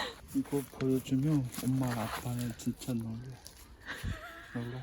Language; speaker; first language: Korean; non-native, learner; Japanese